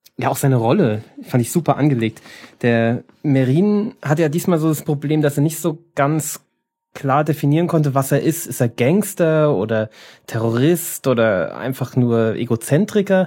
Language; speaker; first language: German; native; German